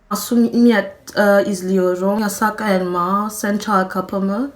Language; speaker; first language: Turkish; non-native, learner; German